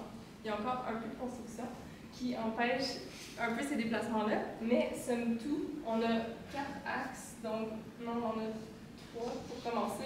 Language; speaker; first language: French; native; French